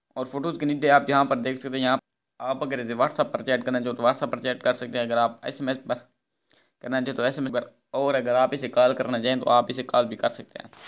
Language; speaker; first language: Urdu; non-native, local second language; Punjabi